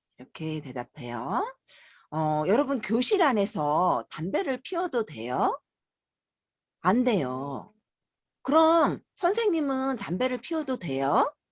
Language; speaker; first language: Korean; native; Korean